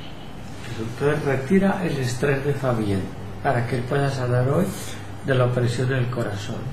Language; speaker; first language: Spanish; native; Spanish